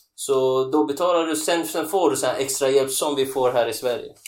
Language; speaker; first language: Swedish; non-native, fluent; Sinhala